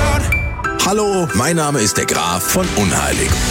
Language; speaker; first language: German; native; German